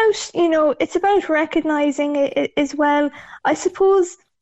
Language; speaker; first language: English; native; English